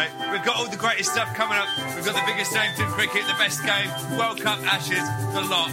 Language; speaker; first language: English; native; English